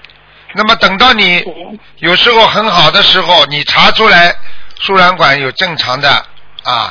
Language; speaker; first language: Chinese; native; Chinese